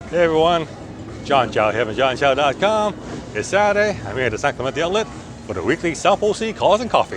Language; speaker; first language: English; native; English